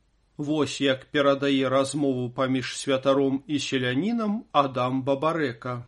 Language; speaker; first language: Belarusian; native; Belarusian